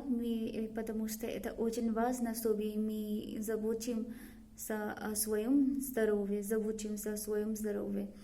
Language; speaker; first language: Russian; non-native, learner; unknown